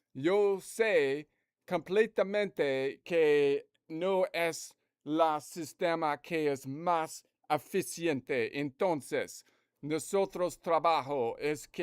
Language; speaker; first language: Spanish; non-native, learner; English